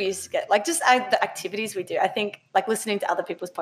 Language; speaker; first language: English; native; English